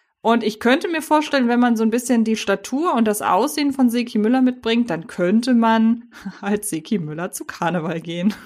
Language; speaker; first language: German; native; German